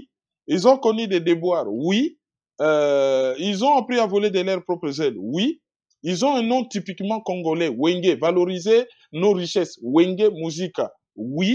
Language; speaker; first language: French; non-native, local second language; Lingala